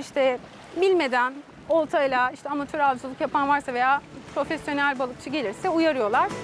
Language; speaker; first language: Turkish; native; Turkish